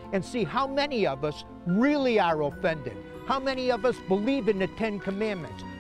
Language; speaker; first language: English; native; English